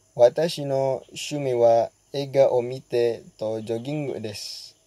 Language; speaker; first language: Japanese; non-native, learner; Malay